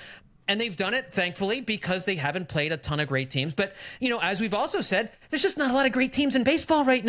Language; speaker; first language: English; native; English